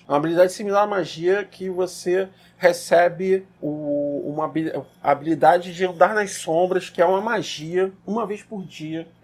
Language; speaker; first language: Portuguese; native; Portuguese